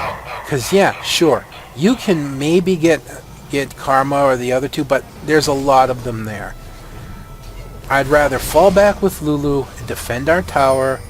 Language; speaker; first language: English; native; English